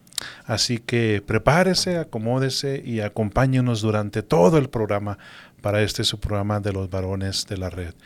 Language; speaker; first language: Spanish; native; Spanish